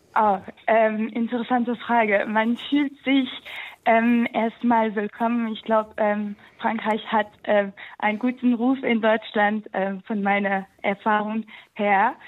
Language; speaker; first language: German; non-native, fluent; French